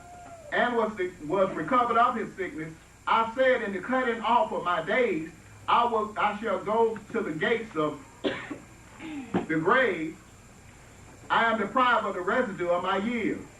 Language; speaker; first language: English; native; English